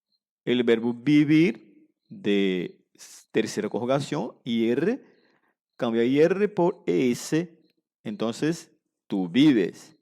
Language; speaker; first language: Spanish; non-native, fluent; Portuguese